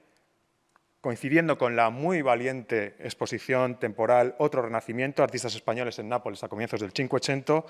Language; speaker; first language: Spanish; native; Spanish